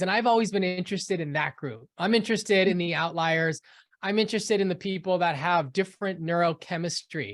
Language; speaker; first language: English; native; English